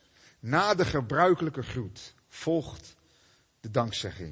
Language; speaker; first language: Dutch; native; Dutch